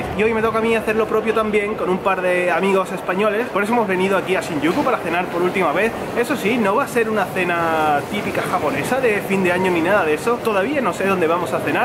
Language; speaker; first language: Spanish; native; Spanish